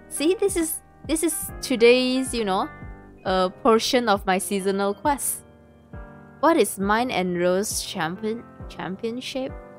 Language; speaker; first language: English; non-native, local second language; Chinese